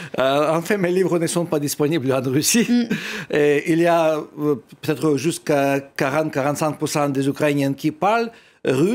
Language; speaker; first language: French; non-native, fluent; Russian